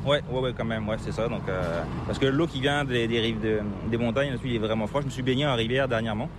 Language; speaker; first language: French; native; French